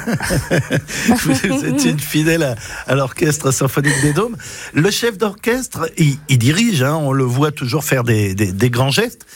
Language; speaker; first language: French; native; French